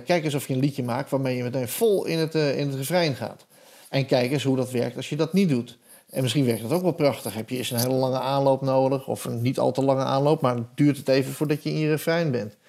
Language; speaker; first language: Dutch; native; Dutch